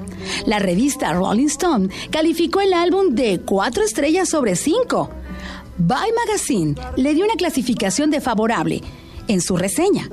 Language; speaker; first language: Spanish; native; Spanish